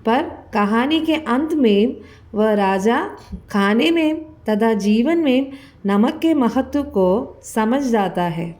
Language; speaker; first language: Hindi; non-native, local second language; Malayalam